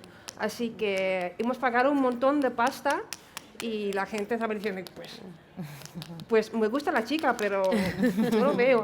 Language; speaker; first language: Spanish; non-native, fluent; Dutch